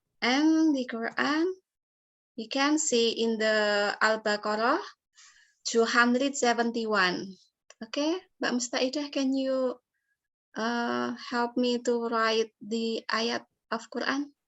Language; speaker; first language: English; non-native, learner; Indonesian